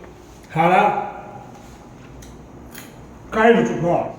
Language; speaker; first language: Chinese; non-native, fluent; Italian